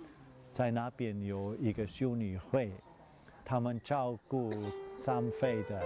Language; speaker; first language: Chinese; non-native, fluent; German